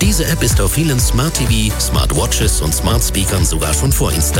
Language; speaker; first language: German; native; German